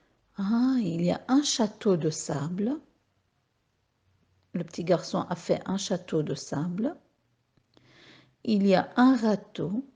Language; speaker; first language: French; non-native, local second language; Arabic